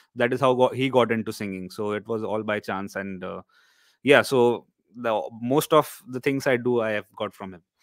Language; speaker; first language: English; non-native, local second language; Marathi